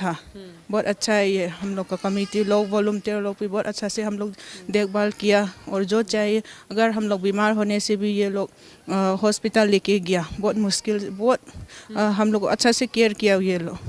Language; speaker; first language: Hindi; non-native, local second language; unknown